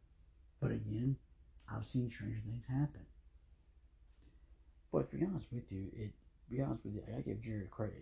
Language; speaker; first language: English; native; English